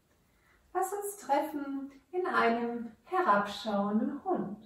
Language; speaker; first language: German; native; German